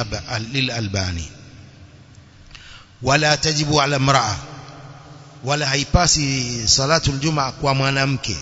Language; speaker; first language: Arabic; non-native, fluent; Swahili